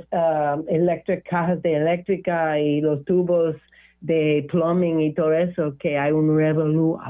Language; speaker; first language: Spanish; non-native, learner; English